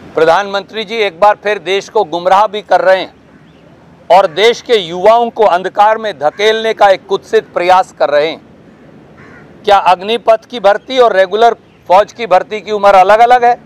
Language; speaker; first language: Hindi; native; Hindi